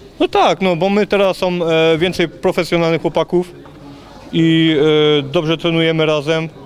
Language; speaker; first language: Polish; early bilingual, heritage; Polish